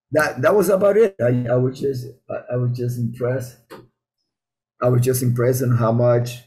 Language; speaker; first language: English; early bilingual, other home language; Spanish